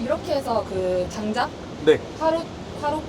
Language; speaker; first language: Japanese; non-native, fluent; Korean